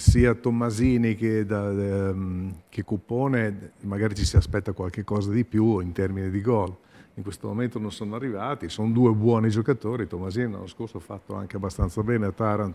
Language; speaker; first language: Italian; native; Italian